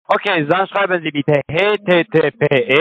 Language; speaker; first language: German; non-native, learner; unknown